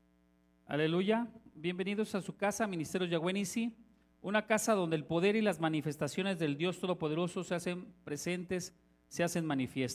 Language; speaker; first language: Spanish; native; Spanish